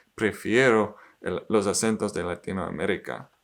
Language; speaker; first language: Spanish; non-native, learner; English